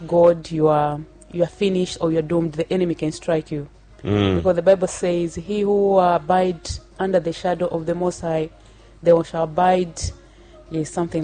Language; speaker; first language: English; non-native, local second language; Bemba